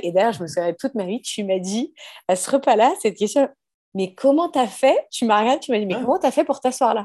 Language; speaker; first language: French; native; French